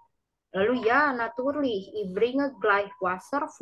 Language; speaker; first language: German; non-native, fluent; Indonesian